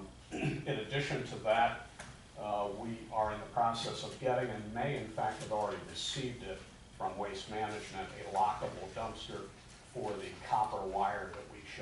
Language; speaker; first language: English; native; English